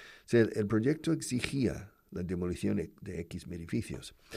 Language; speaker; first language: Spanish; non-native, fluent; English